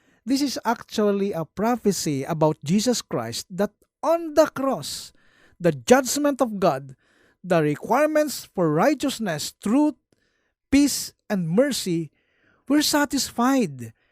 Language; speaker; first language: English; non-native, local second language; Filipino